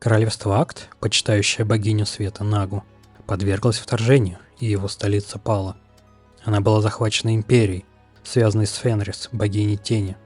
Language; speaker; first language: Russian; native; Russian